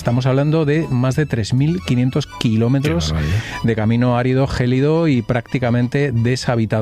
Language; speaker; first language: Spanish; native; Spanish